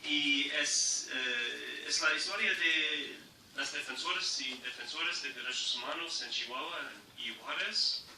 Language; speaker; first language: Spanish; non-native, learner; English